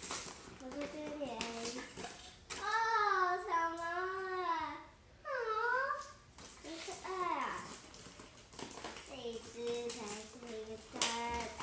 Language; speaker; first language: Chinese; early bilingual, heritage; Chinese